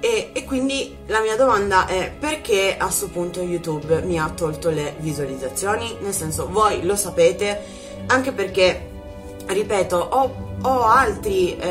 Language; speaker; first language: Italian; native; Italian